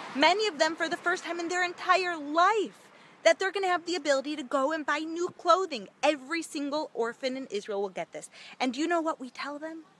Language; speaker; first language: English; native; English